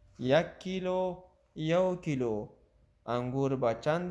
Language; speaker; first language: Persian; non-native, local second language; Pashto